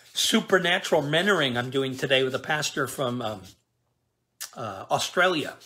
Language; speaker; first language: English; native; English